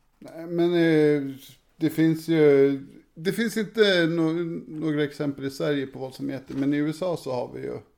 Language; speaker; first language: Swedish; native; Swedish